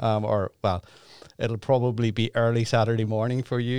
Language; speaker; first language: English; native; English